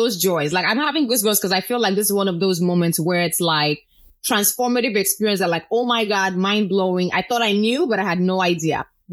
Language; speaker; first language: English; non-native, local second language; Yoruba